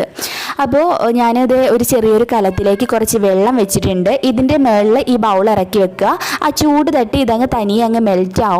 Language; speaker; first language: Malayalam; native; Malayalam